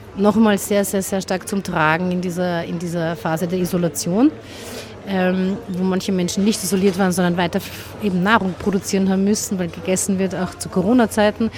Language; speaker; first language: German; non-native, local second language; Slovenian